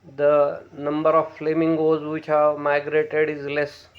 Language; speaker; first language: English; non-native, local second language; Marathi